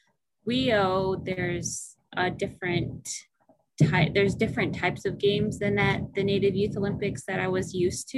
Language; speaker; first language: English; native; English